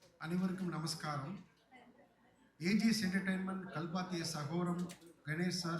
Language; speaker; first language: Tamil; native; Tamil